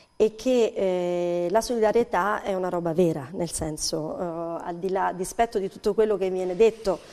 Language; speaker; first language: Italian; native; Italian